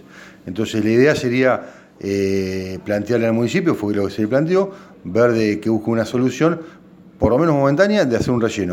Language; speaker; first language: Spanish; native; Spanish